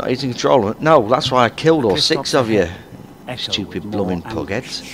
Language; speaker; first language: English; native; English